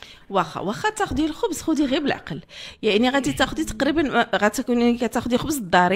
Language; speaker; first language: Arabic; native; Arabic